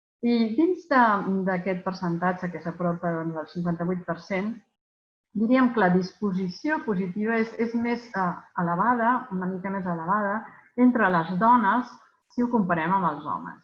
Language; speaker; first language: Catalan; native; Catalan